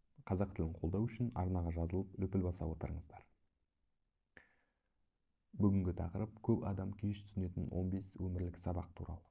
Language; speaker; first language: Kazakh; native; Kazakh